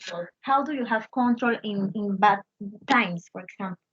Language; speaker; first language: English; non-native, fluent; Spanish